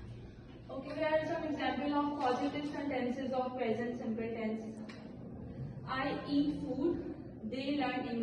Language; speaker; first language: English; non-native, learner; Urdu